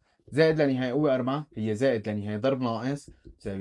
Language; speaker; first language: Arabic; native; Arabic